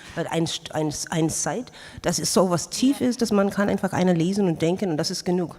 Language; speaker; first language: German; non-native, learner; English